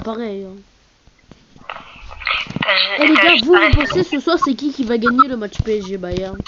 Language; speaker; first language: French; native; French